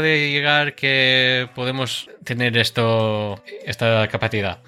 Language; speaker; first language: Spanish; non-native, fluent; English